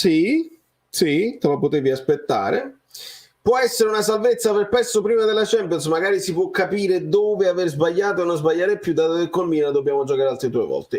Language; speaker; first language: Italian; native; Italian